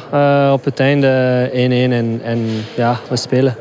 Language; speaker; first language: Dutch; non-native, local second language; French